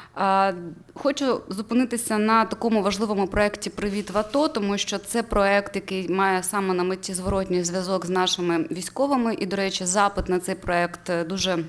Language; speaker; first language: Ukrainian; native; Ukrainian